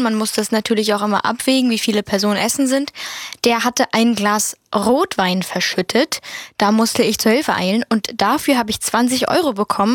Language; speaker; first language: German; native; German